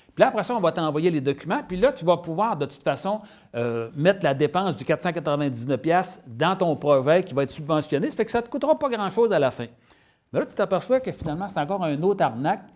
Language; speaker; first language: French; native; French